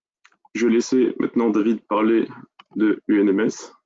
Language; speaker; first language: French; native; French